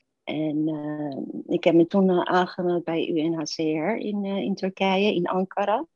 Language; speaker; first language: Dutch; non-native, fluent; Persian